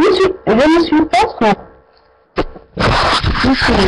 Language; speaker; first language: French; non-native, learner; Arabic